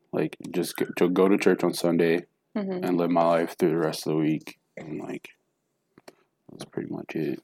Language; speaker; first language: English; native; English